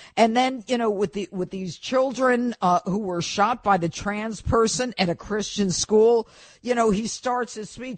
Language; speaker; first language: English; native; English